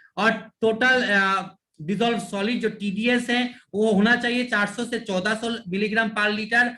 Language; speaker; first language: Hindi; non-native, local second language; Bangla